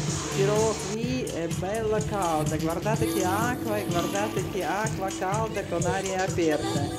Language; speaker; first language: Italian; non-native, learner; Russian